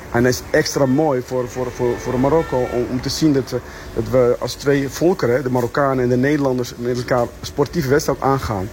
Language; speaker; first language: Dutch; early bilingual, other home language; Arabic